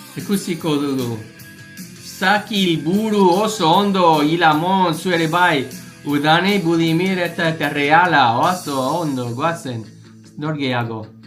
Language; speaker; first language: Basque; non-native, learner; English